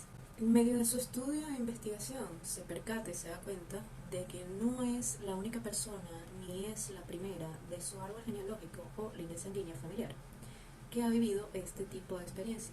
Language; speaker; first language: Spanish; native; Spanish